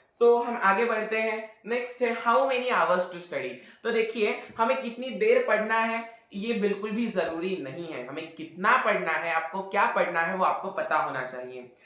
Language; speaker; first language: Hindi; non-native, local second language; Marathi